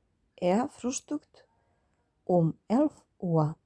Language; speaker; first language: German; non-native, fluent; Serbian